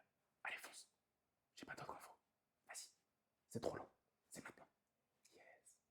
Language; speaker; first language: French; native; French